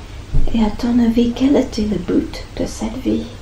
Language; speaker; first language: French; non-native, fluent; English